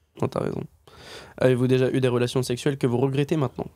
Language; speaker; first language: French; native; French